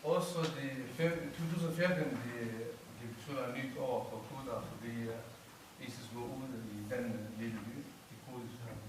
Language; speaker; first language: Danish; non-native, learner; Kurdish